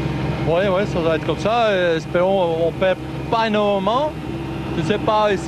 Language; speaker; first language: French; non-native, local second language; Dutch